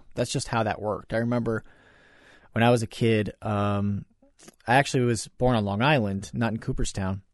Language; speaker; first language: English; native; English